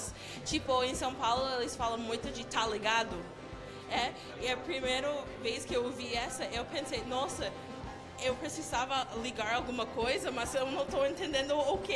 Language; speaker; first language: Portuguese; non-native, fluent; English